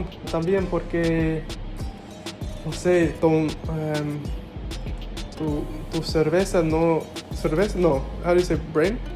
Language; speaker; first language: Spanish; non-native, learner; English